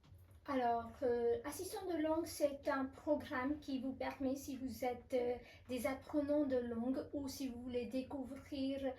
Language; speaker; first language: French; non-native, fluent; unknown